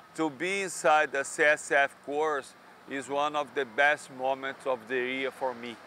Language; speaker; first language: English; non-native, fluent; Portuguese